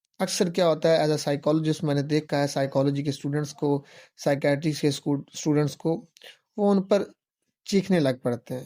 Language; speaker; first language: Urdu; non-native, local second language; Punjabi